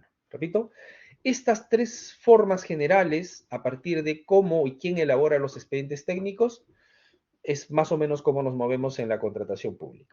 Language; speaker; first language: Spanish; native; Spanish